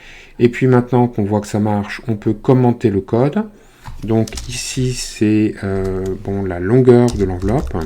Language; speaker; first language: French; native; French